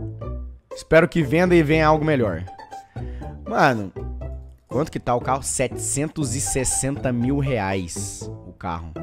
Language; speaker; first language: Portuguese; native; Portuguese